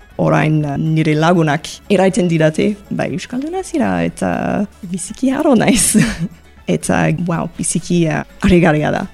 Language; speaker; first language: Basque; non-native, learner; English